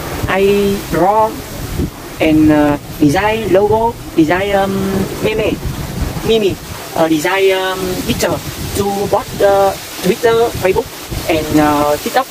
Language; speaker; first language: English; non-native, learner; Vietnamese